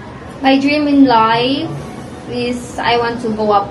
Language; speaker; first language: English; non-native, learner; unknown